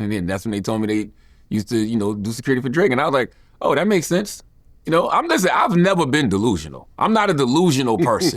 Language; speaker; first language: English; native; English